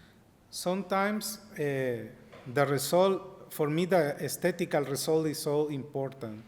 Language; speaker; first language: English; non-native, learner; Spanish